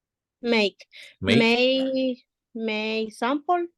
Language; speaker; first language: English; non-native, learner; Spanish